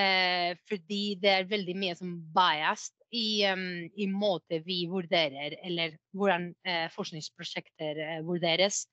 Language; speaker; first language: Norwegian; non-native, fluent; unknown